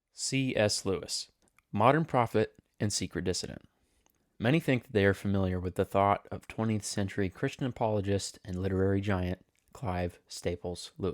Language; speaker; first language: English; native; English